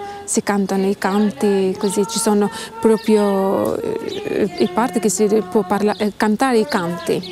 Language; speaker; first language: Italian; non-native, fluent; Albanian